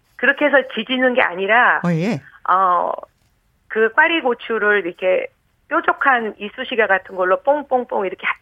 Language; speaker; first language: Korean; native; Korean